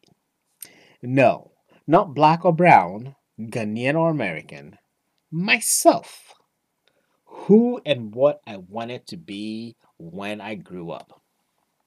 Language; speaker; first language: English; non-native, local second language; Ewe